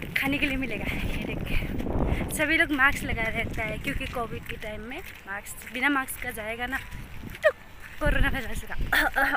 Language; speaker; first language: Hindi; non-native, local second language; Bodo